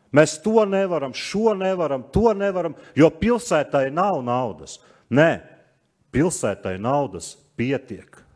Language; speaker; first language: Latvian; native; Latvian